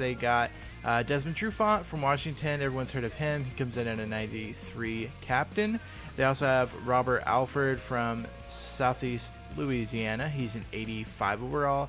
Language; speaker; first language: English; native; English